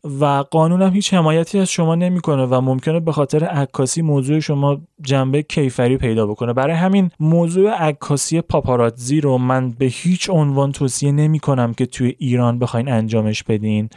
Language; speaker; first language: Persian; native; Persian